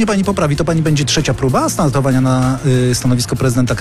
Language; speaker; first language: Polish; native; Polish